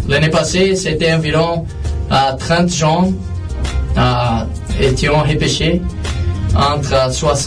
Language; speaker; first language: French; non-native, learner; Portuguese